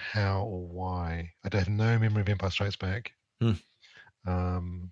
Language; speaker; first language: English; native; English